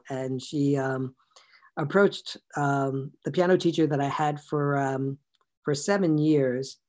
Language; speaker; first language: English; native; English